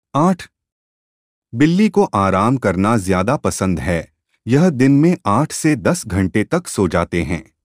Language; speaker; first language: Hindi; native; Hindi